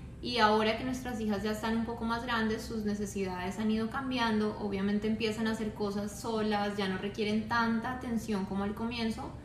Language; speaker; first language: Spanish; native; Spanish